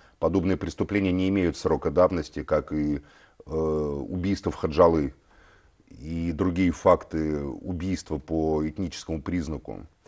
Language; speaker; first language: Russian; native; Russian